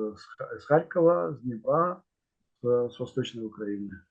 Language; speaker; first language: Ukrainian; non-native, local second language; Russian